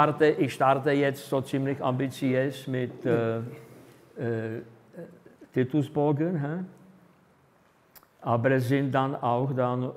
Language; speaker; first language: German; non-native, fluent; Czech